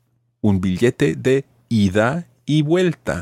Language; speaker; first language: Spanish; non-native, fluent; English